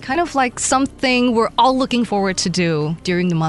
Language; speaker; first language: English; non-native, local second language; Chinese